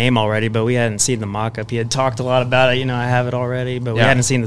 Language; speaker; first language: English; native; English